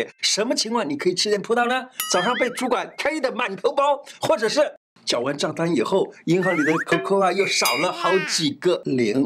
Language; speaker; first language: Chinese; native; Chinese